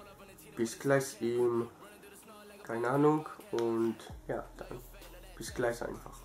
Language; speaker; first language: German; early bilingual, other home language; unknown